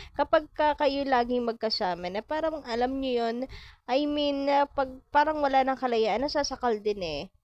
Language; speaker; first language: Filipino; non-native, local second language; Bikol